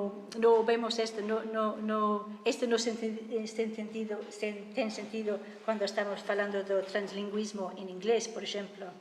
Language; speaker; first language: Galician; non-native, fluent; English